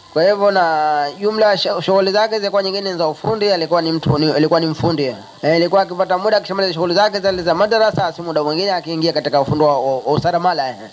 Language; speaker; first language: Swahili; native; Swahili